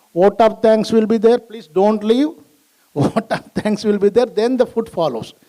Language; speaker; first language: English; non-native, local second language; Tamil